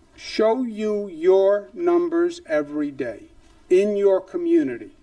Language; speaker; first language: English; native; English